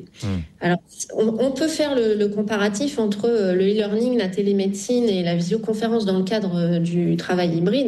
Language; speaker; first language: French; native; French